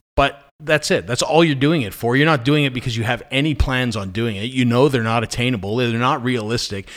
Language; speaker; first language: English; native; English